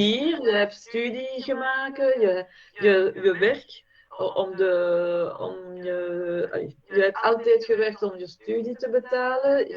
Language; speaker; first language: Dutch; non-native, fluent; French